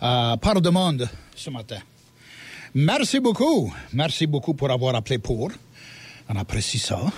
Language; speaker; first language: French; native; French